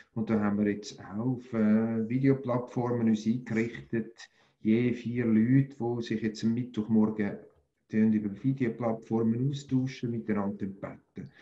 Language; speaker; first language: German; native; German